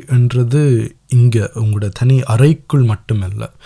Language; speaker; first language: Tamil; early bilingual, heritage; Tamil